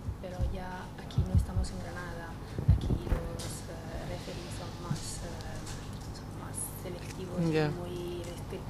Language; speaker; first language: Spanish; non-native, fluent; Italian